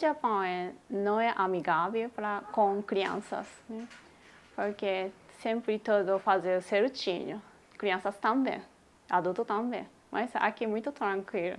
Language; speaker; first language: Portuguese; non-native, learner; Japanese